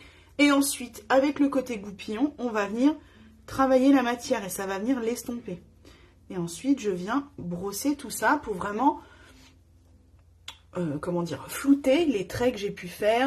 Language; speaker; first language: French; native; French